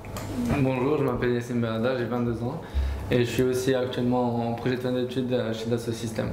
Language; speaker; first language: French; non-native, local second language; Arabic